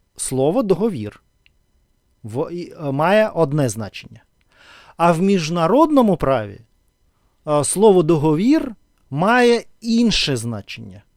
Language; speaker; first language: Ukrainian; non-native, learner; Russian